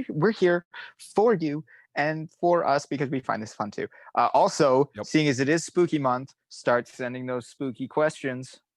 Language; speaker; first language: English; native; English